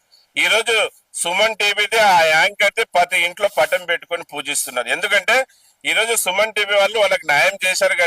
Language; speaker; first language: Telugu; native; Telugu